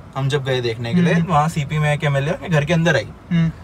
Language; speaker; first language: Hindi; native; Hindi